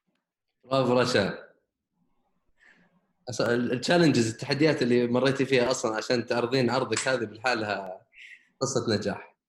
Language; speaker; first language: Arabic; native; Arabic